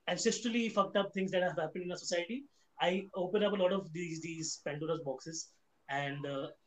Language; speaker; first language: English; non-native, local second language; Hindi